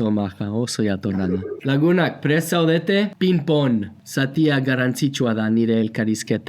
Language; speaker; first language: Basque; non-native, learner; English